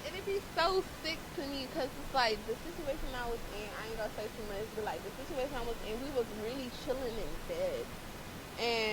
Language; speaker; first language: English; native; English